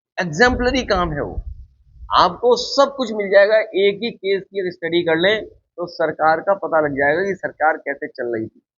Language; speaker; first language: Hindi; native; Hindi